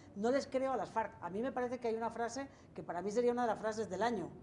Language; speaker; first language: Spanish; native; Spanish